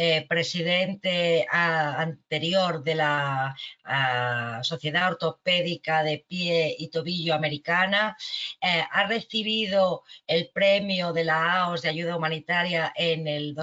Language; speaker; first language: Spanish; native; Spanish